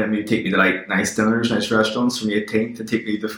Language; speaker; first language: English; native; English